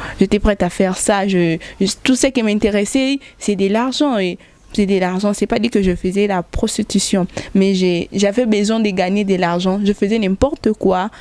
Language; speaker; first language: French; non-native, local second language; Lingala